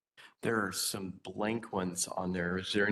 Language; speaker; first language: English; native; English